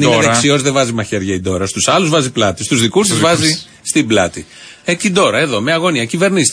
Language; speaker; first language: Greek; native; Greek